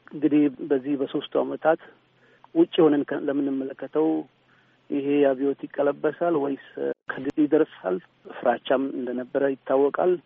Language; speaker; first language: Amharic; non-native, local second language; Oromo